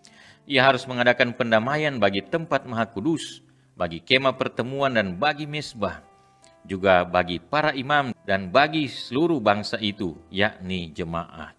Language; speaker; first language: Indonesian; native; Indonesian